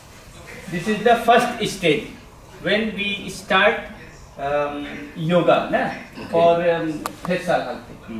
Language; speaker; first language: English; non-native, learner; Hindi